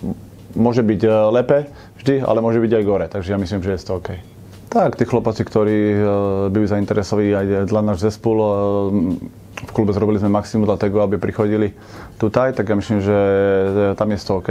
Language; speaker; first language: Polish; non-native, learner; Slovak